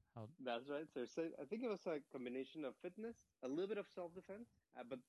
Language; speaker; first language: English; non-native, fluent; Spanish